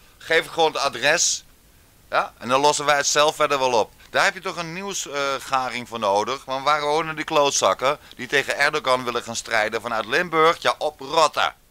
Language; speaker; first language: Dutch; native; Dutch